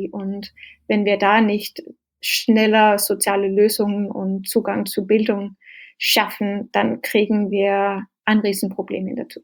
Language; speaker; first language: German; non-native, fluent; Danish